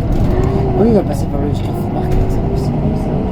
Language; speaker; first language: French; native; French